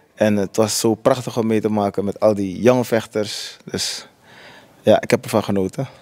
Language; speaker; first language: Dutch; native; Dutch